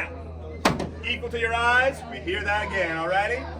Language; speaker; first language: English; native; English